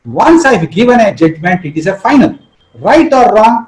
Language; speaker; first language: English; non-native, local second language; Kannada